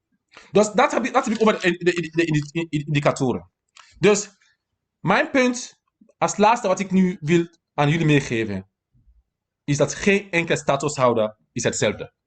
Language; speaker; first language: Dutch; non-native, fluent; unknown